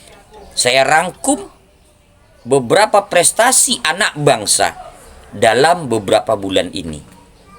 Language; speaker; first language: Indonesian; non-native, local second language; Minangkabau